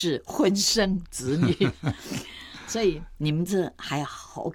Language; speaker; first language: Chinese; native; Chinese